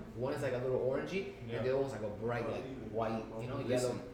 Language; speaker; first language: English; early bilingual, heritage; Spanish